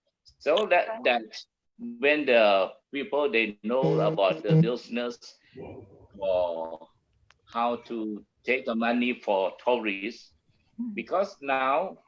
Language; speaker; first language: English; non-native, learner; Malay